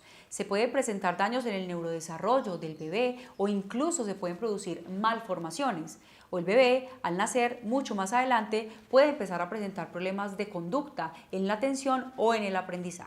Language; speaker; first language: Spanish; native; Spanish